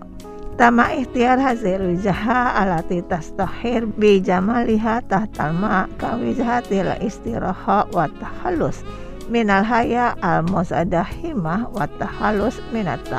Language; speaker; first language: Arabic; non-native, fluent; Indonesian